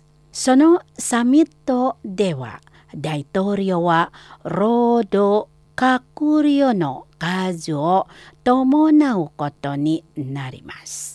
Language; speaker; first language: Japanese; non-native, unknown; Indonesian